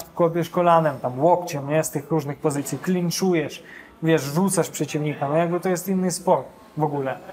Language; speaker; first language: Polish; non-native, fluent; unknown